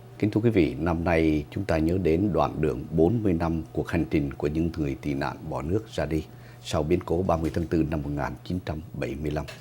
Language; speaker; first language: Vietnamese; native; Vietnamese